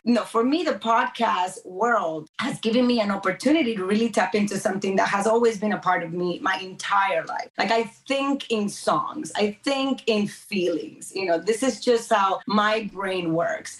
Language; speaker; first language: English; early bilingual, other home language; Spanish